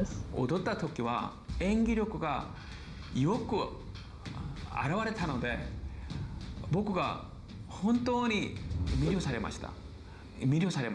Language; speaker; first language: Japanese; non-native, learner; Korean